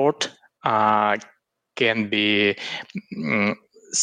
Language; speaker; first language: English; non-native, learner; Russian